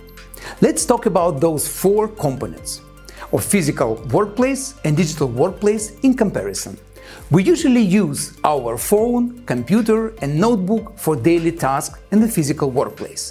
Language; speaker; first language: English; non-native, fluent; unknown